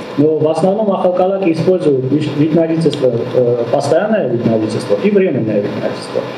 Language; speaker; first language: Russian; non-native, local second language; Armenian